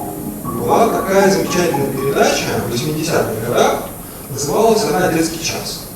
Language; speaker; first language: Russian; native; Russian